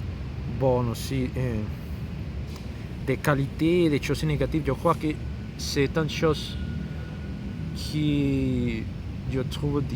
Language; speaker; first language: French; non-native, learner; Spanish